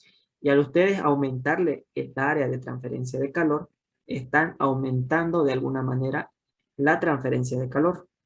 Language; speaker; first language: Spanish; native; Spanish